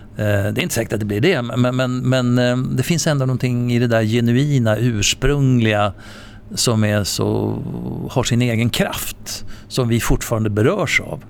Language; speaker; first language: Swedish; native; Swedish